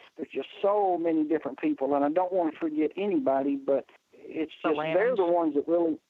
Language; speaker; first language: English; native; English